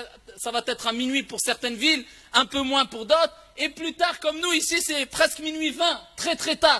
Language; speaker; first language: French; early bilingual, other home language; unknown